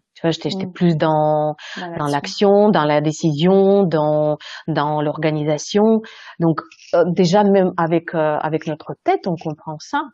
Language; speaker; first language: French; non-native, fluent; Russian